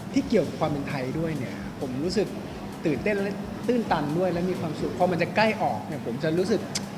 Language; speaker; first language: Thai; native; Thai